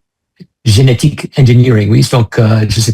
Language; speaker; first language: French; non-native, fluent; English